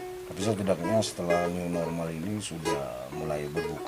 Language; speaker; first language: Indonesian; native; Indonesian